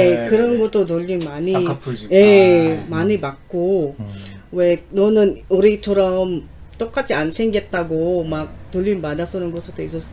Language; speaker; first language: Korean; non-native, learner; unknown